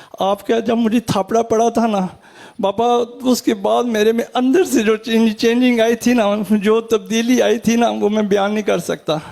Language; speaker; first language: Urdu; early bilingual, heritage; Urdu